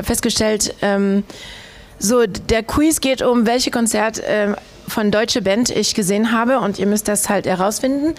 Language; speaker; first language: German; non-native, fluent; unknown